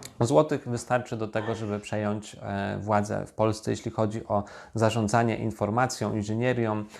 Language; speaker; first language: Polish; native; Polish